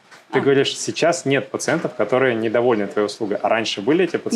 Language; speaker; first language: Russian; native; Russian